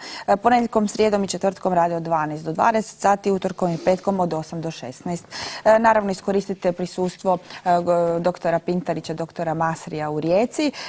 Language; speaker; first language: Croatian; native; Croatian